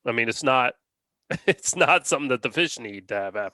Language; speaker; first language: English; native; English